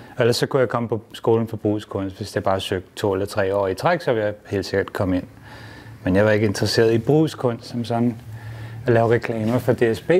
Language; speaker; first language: Danish; non-native, fluent; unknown